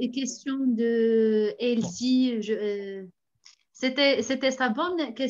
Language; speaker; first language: French; non-native, fluent; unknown